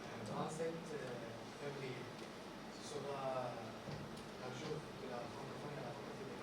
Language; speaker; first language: French; non-native, learner; Arabic